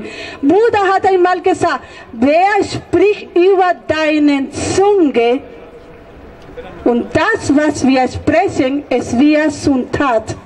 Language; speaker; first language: German; non-native, fluent; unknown